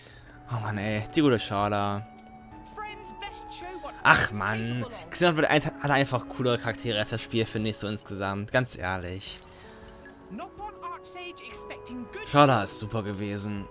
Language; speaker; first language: German; native; German